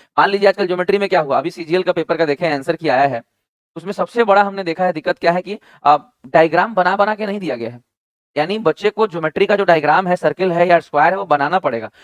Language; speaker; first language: Hindi; native; Hindi